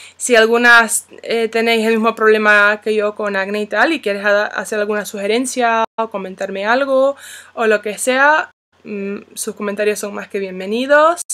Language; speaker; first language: Spanish; non-native, fluent; English